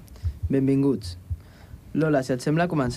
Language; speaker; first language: Catalan; native; Catalan